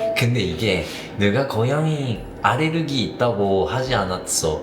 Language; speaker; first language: Korean; non-native, fluent; Japanese